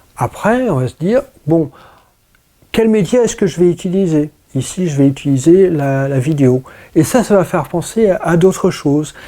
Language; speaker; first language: French; early bilingual, other home language; English